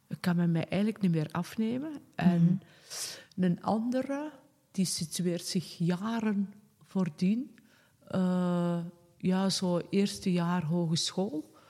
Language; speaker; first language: Dutch; native; Dutch